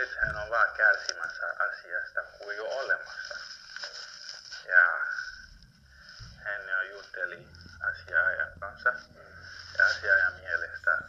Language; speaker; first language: Finnish; non-native, fluent; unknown